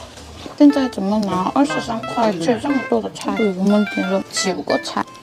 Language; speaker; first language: Chinese; non-native, fluent; Korean